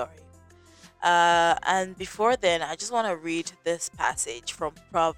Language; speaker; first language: English; non-native, local second language; Yoruba